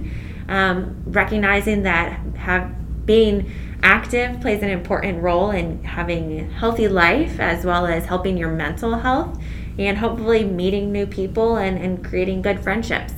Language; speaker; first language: English; native; English